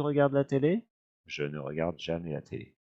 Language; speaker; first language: French; non-native, fluent; English